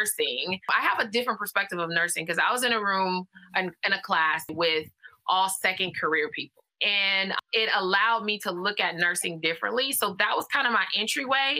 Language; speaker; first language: English; native; English